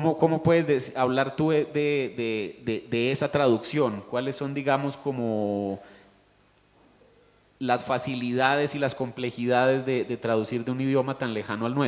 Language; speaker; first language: Spanish; native; Spanish